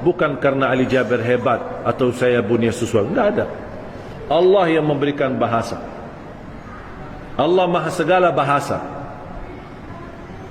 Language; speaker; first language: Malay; non-native, fluent; Arabic